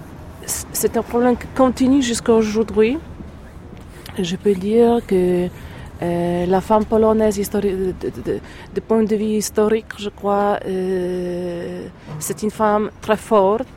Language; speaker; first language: French; non-native, fluent; Polish